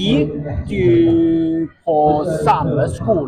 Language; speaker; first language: Norwegian; non-native, learner; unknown